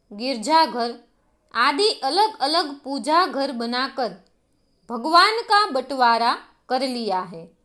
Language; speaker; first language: Hindi; non-native, local second language; Gujarati